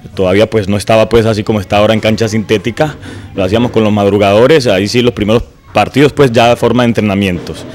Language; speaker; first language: Spanish; native; Spanish